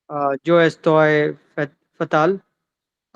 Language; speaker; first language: Spanish; non-native, learner; Hindi